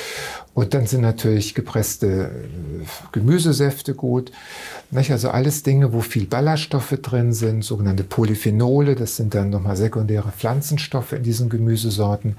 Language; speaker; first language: German; native; German